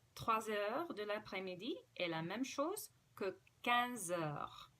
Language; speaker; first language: French; non-native, fluent; English